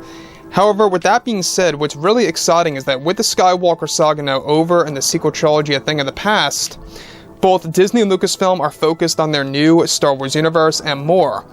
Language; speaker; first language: English; native; English